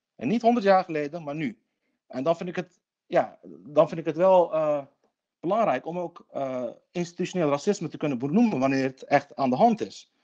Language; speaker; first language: Dutch; early bilingual, other home language; Turkish